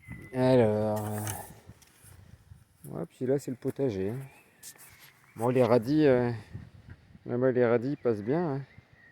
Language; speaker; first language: French; native; French